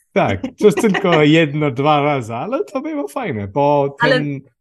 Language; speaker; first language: Polish; non-native, learner; English